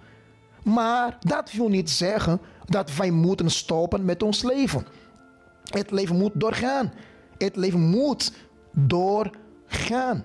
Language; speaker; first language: Dutch; non-native, fluent; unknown